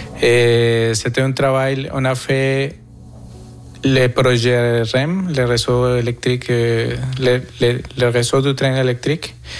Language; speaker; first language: French; non-native, fluent; Spanish